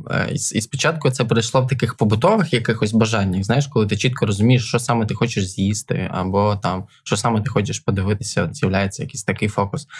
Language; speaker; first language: Ukrainian; native; Ukrainian